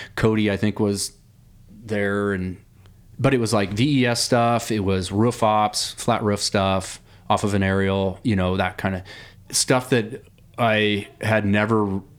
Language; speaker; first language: English; native; English